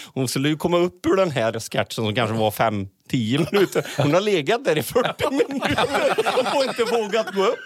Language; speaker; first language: Swedish; native; Swedish